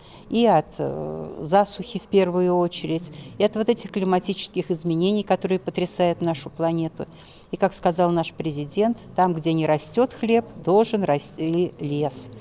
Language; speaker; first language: Russian; native; Russian